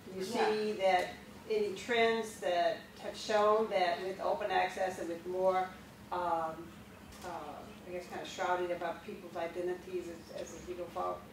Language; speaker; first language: English; native; English